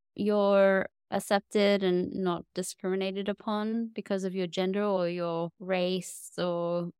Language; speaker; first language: English; native; English